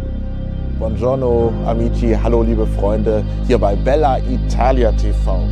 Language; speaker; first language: German; native; German